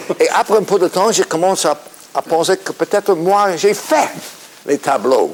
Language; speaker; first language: French; non-native, fluent; English